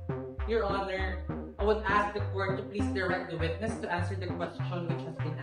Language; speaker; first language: English; non-native, local second language; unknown